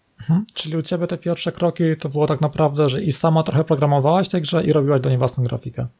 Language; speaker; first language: Polish; native; Polish